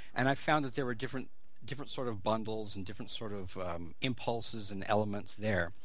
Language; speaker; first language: English; native; English